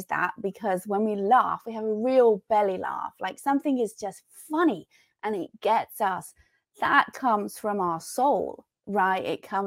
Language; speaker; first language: English; native; English